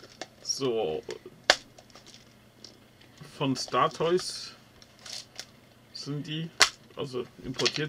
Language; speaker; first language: German; native; German